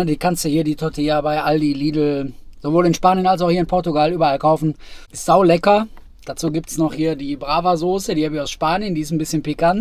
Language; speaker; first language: German; native; German